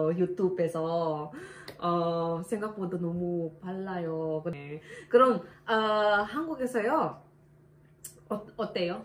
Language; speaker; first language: Korean; non-native, learner; Indonesian